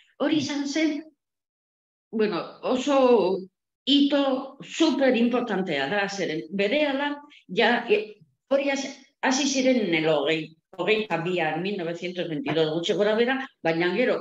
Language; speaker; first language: Basque; non-native, local second language; Spanish